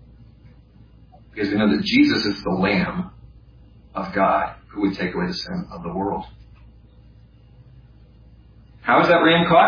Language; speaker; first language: English; native; English